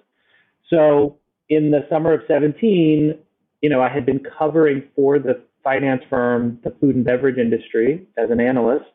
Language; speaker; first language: English; native; English